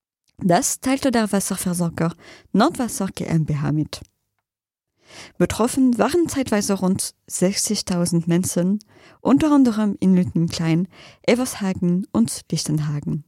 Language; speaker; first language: German; native; German